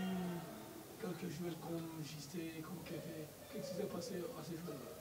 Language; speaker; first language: French; non-native, learner; Kinyarwanda